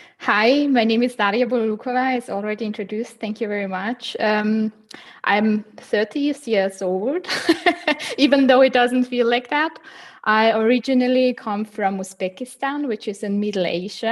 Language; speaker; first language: English; non-native, fluent; Uzbek